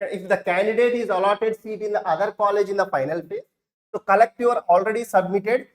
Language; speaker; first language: English; non-native, local second language; Telugu